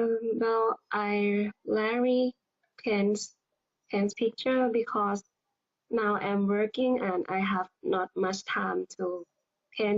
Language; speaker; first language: English; non-native, learner; Thai